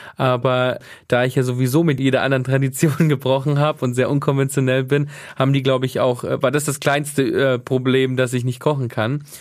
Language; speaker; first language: German; native; German